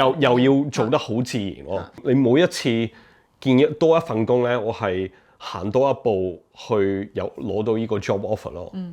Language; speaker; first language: Cantonese; early bilingual, heritage; Cantonese